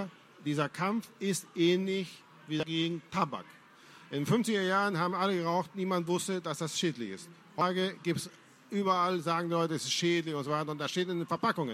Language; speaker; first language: German; non-native, fluent; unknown